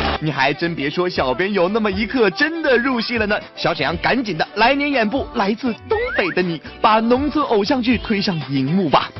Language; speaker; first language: Chinese; native; Chinese